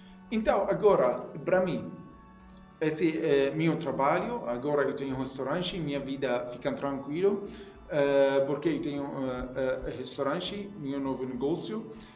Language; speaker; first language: Portuguese; non-native, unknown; Arabic